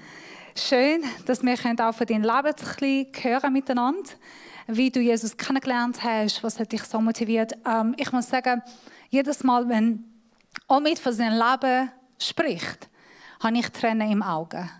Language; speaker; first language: German; non-native, fluent; Persian